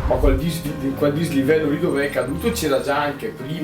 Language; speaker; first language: Italian; native; Italian